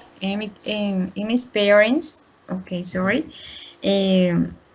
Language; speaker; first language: English; non-native, learner; Spanish